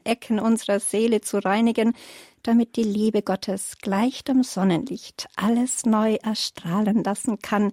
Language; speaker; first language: German; native; German